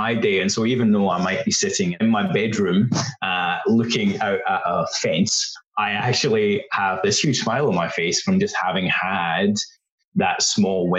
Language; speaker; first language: English; native; English